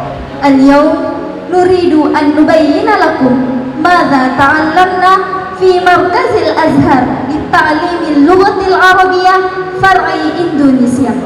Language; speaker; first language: Arabic; non-native, learner; Indonesian